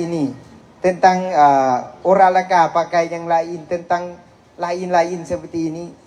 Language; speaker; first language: Indonesian; non-native, learner; Thai